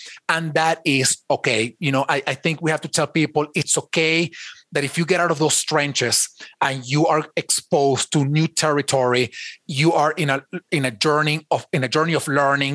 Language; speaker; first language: English; non-native, fluent; Spanish